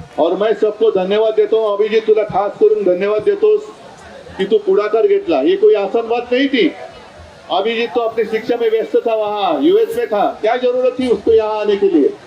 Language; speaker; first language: Hindi; non-native, local second language; Marathi